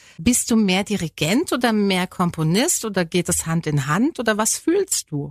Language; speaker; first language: German; native; German